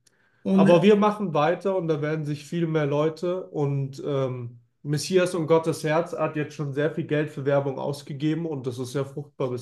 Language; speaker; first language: German; native; German